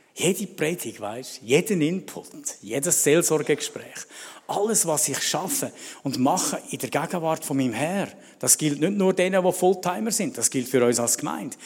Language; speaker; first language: German; native; German